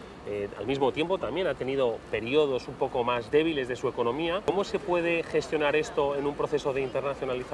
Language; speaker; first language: Spanish; native; Spanish